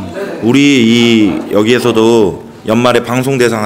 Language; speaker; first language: Korean; native; Korean